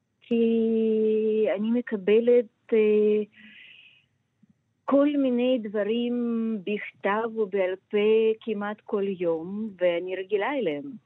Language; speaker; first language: Hebrew; non-native, fluent; Russian